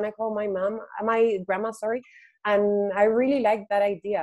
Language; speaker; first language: English; non-native, fluent; Spanish